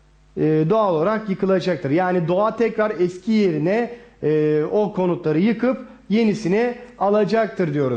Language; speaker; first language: Turkish; native; Turkish